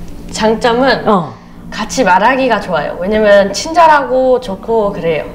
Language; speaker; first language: Korean; early bilingual, other home language; English